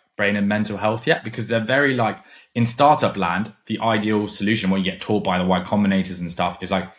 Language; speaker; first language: English; non-native, fluent; German